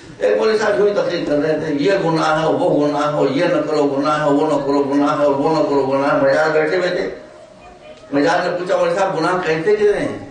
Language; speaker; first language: Urdu; native; Urdu